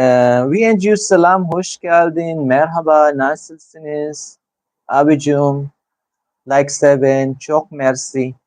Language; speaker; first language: Turkish; non-native, learner; Filipino